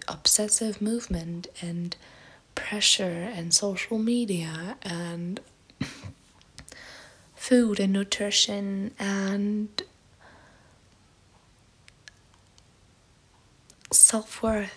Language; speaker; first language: English; non-native, fluent; German